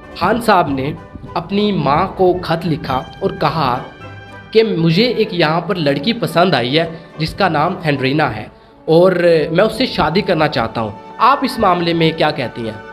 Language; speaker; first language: Urdu; non-native, local second language; Sindhi